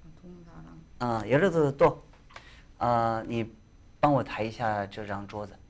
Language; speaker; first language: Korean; non-native, fluent; Chinese